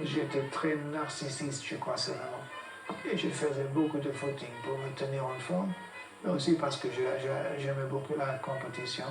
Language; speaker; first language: French; non-native, fluent; English